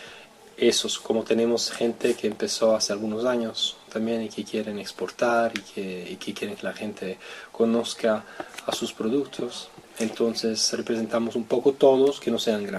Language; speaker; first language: Spanish; non-native, fluent; French